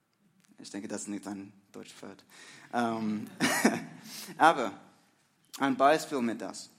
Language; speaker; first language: German; non-native, learner; English